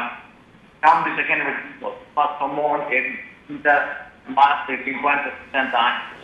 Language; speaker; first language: Spanish; non-native, learner; English